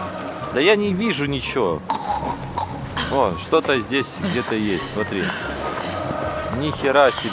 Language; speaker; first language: Russian; native; Russian